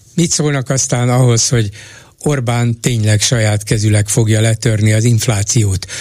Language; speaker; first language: Hungarian; native; Hungarian